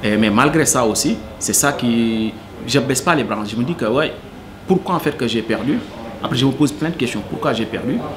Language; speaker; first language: French; non-native, local second language; Wolof